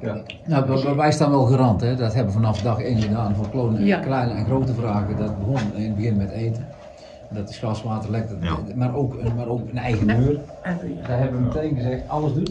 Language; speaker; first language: Dutch; native; Dutch